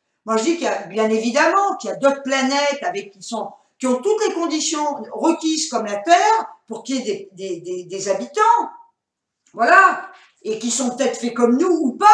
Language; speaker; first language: French; native; French